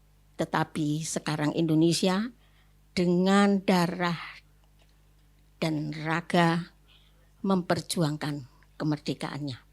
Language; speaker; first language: Indonesian; native; Indonesian